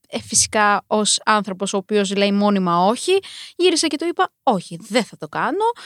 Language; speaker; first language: Greek; early bilingual, other home language; Romanian